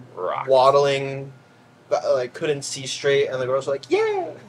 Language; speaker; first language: English; native; English